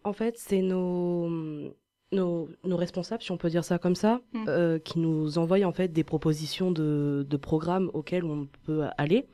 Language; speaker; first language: French; native; French